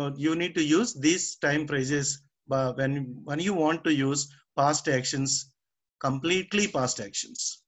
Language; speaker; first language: English; non-native, local second language; Telugu